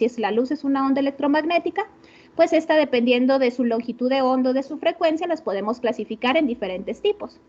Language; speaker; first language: Spanish; native; Spanish